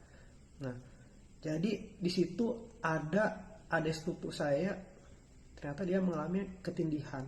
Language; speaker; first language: Indonesian; native; Indonesian